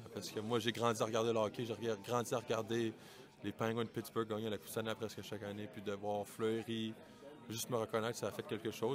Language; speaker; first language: French; native; French